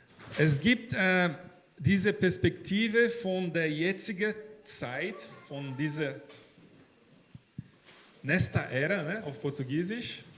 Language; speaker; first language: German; non-native, fluent; Portuguese